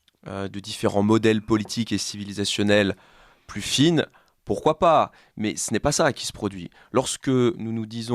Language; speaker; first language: French; native; French